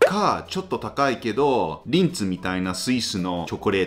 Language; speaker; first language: Japanese; non-native, fluent; English